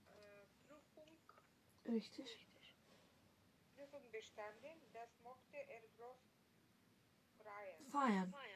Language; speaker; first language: German; non-native, learner; Macedonian